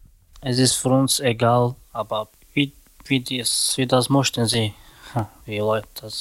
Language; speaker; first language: German; non-native, learner; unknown